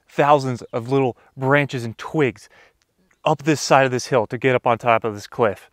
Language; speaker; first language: English; native; English